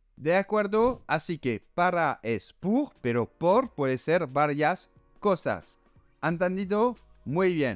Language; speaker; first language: Spanish; non-native, fluent; French